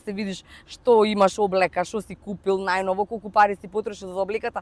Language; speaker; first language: Macedonian; native; Macedonian